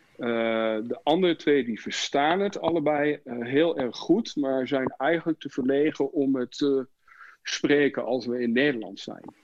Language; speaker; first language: Dutch; native; Dutch